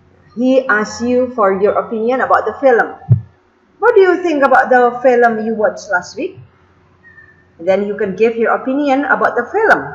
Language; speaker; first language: English; non-native, fluent; Indonesian